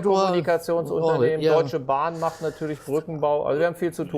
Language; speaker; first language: German; native; German